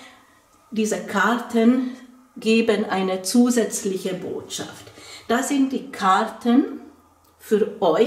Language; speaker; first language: German; non-native, fluent; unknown